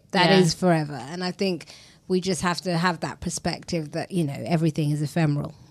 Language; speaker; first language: English; native; English